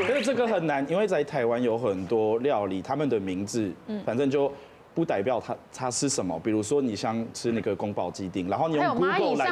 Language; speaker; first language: Chinese; non-native, fluent; French